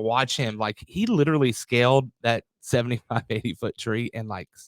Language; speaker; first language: English; native; English